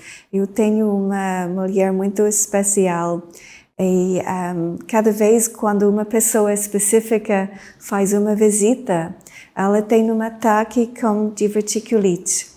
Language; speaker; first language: Portuguese; non-native, fluent; English